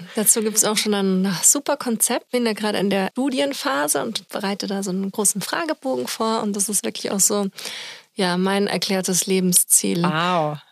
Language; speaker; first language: German; native; German